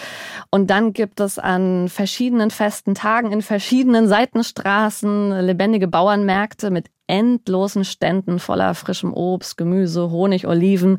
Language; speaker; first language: German; native; German